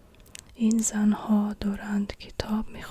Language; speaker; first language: Persian; non-native, learner; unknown